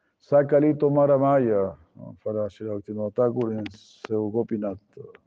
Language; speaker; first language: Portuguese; non-native, fluent; Spanish